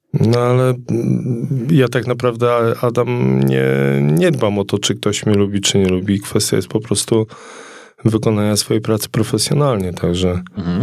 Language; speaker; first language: Polish; native; Polish